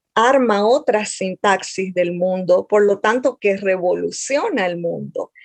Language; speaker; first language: Spanish; native; Spanish